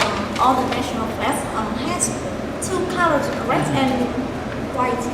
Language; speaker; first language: English; non-native, fluent; Vietnamese